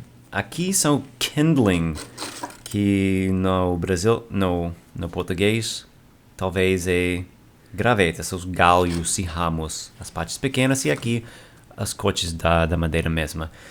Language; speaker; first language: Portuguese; non-native, fluent; English